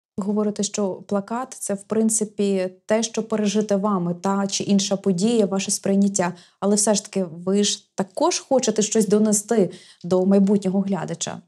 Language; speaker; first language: Ukrainian; native; Ukrainian